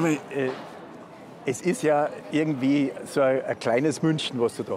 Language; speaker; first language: German; native; German